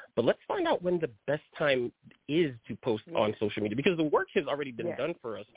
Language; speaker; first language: English; early bilingual, other home language; Haitian Creole